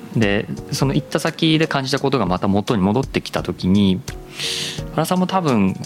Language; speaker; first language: Japanese; native; Japanese